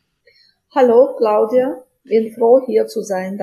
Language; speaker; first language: German; non-native, fluent; Ukrainian